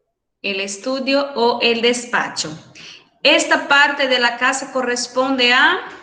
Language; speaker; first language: Spanish; non-native, fluent; Portuguese